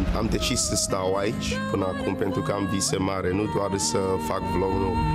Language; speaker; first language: Romanian; non-native, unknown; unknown